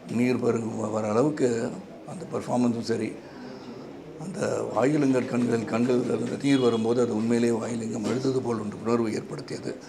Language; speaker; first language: Tamil; native; Tamil